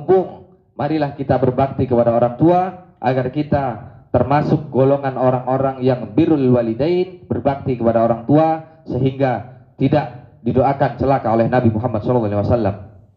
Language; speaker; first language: Indonesian; native; Indonesian